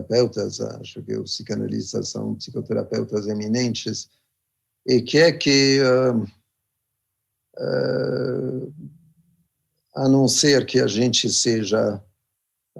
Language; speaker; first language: Portuguese; non-native, fluent; Italian